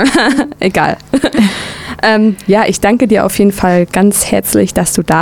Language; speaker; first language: German; native; German